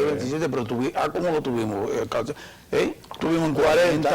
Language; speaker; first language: Spanish; native; Spanish